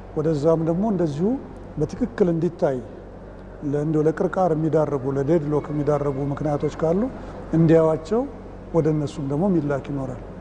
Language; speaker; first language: Amharic; native; Amharic